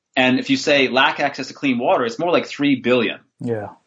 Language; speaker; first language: English; native; English